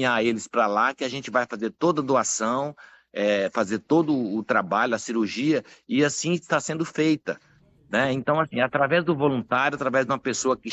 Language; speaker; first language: Portuguese; native; Portuguese